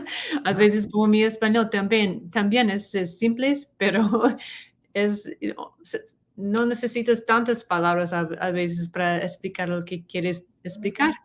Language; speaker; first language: Spanish; non-native, learner; English